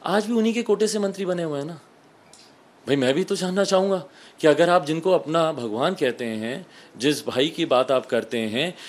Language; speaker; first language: Hindi; native; Hindi